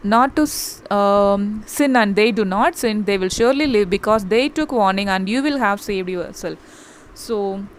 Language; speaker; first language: English; non-native, local second language; Tamil